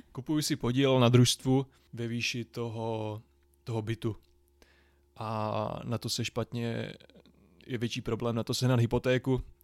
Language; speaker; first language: Czech; native; Czech